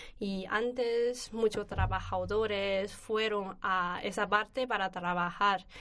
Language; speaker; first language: Spanish; non-native, learner; Chinese